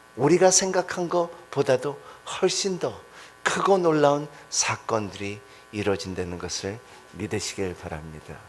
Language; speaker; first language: Korean; non-native, fluent; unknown